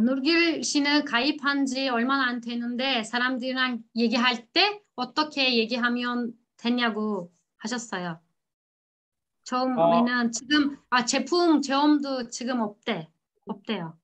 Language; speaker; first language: Korean; non-native, learner; Turkish